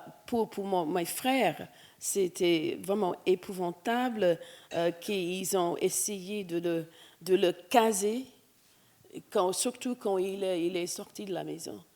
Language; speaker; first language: French; non-native, fluent; English